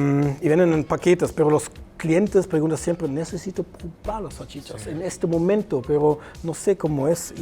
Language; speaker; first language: Spanish; non-native, learner; German